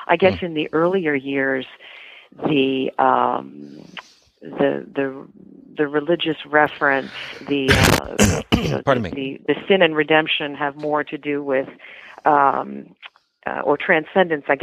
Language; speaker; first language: English; native; English